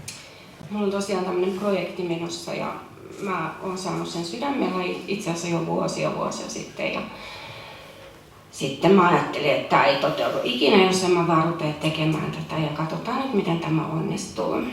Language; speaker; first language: Finnish; native; Finnish